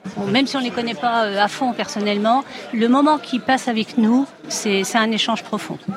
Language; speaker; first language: French; native; French